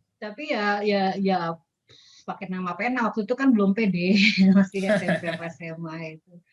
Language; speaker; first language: Indonesian; native; Indonesian